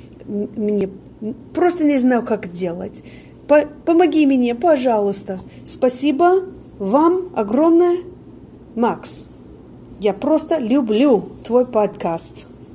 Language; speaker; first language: Russian; non-native, learner; English